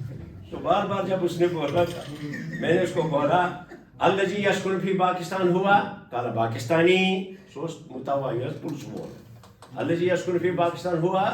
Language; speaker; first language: Arabic; non-native, fluent; Kashmiri